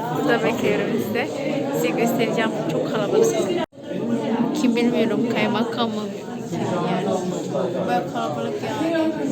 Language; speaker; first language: Turkish; non-native, fluent; Indonesian